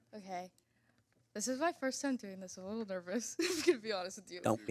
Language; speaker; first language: English; native; English